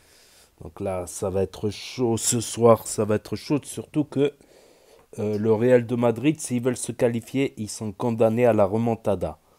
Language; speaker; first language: French; native; French